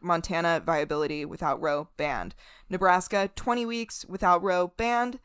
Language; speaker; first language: English; native; English